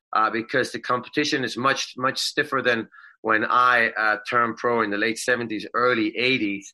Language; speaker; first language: English; non-native, fluent; Swedish